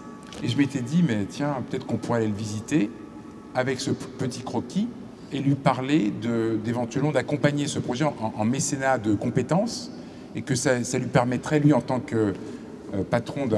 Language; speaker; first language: French; native; French